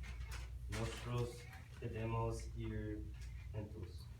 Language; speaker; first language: Spanish; non-native, learner; English